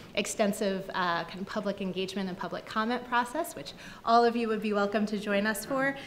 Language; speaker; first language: English; native; English